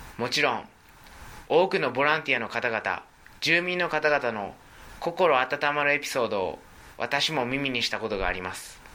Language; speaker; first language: Japanese; native; Japanese